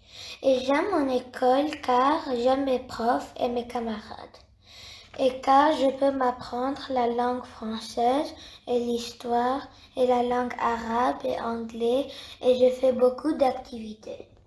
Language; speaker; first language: French; non-native, learner; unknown